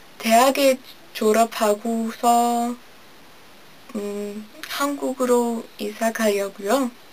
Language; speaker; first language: Korean; non-native, learner; English